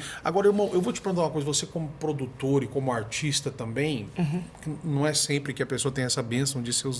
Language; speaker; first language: Portuguese; native; Portuguese